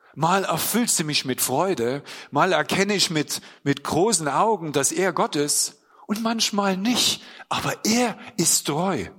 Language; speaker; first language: German; native; German